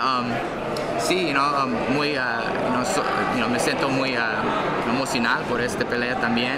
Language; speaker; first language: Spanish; early bilingual, heritage; English